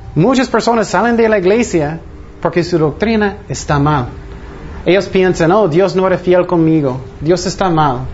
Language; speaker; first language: Spanish; non-native, fluent; English